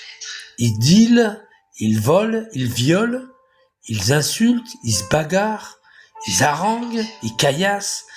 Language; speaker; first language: French; native; French